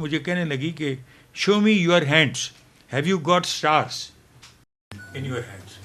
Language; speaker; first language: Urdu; non-native, local second language; Punjabi